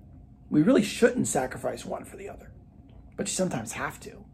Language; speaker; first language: English; native; English